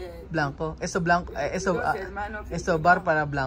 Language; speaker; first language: Spanish; non-native, learner; Filipino